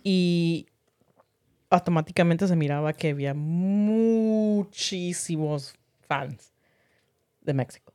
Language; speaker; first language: Spanish; early bilingual, heritage; Spanish